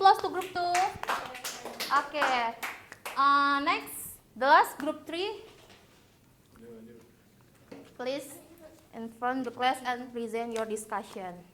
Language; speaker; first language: English; non-native, learner; Indonesian